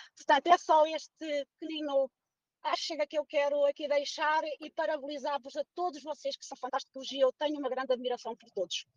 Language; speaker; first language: Portuguese; native; Portuguese